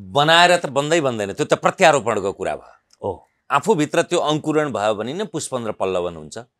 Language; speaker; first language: Nepali; native; Nepali